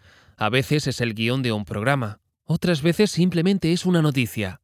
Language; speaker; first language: Spanish; native; Spanish